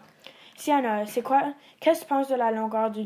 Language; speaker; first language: French; non-native, learner; English